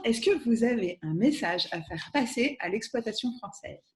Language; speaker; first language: French; native; French